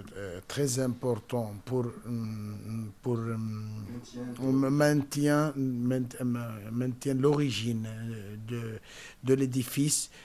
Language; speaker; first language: French; non-native, learner; Spanish